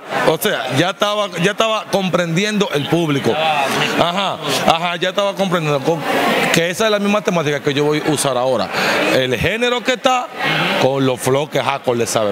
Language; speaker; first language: Spanish; native; Spanish